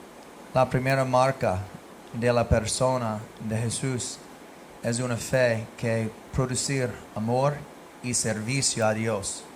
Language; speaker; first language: Spanish; non-native, learner; English